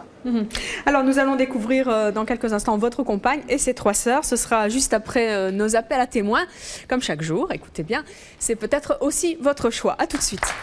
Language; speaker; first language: French; native; French